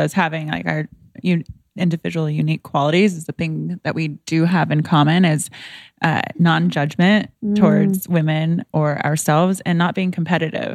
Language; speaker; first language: English; native; English